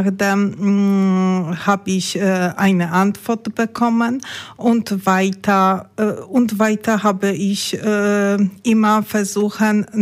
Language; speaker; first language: German; non-native, learner; Polish